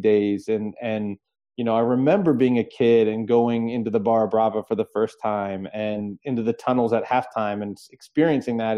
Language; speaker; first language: English; native; English